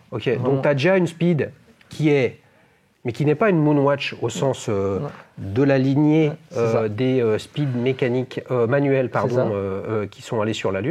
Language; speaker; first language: French; native; French